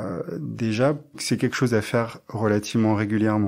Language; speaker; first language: French; native; French